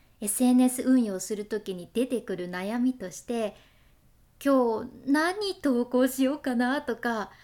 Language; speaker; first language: Japanese; native; Japanese